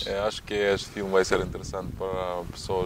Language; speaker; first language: Portuguese; non-native, learner; Russian